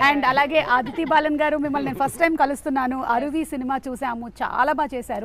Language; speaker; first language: Telugu; native; Telugu